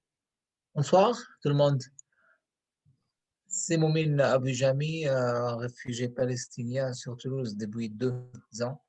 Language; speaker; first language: French; non-native, fluent; Arabic